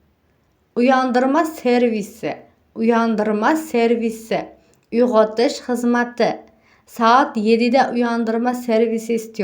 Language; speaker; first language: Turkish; non-native, fluent; Uzbek